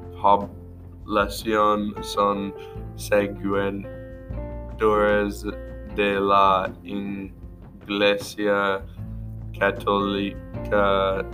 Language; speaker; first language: Spanish; non-native, learner; English